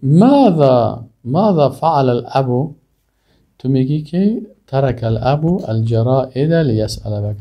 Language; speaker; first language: Arabic; non-native, fluent; Persian